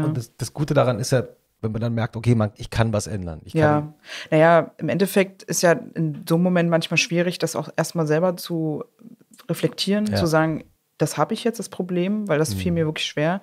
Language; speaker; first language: German; native; German